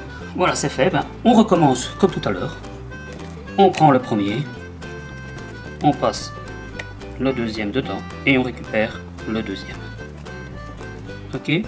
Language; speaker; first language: French; native; French